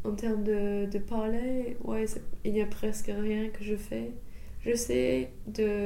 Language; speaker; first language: French; non-native, fluent; English